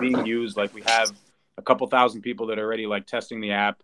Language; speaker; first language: English; native; English